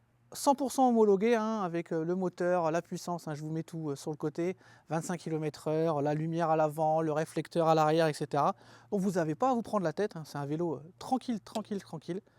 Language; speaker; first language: French; native; French